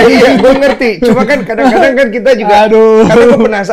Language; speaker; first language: Indonesian; native; Indonesian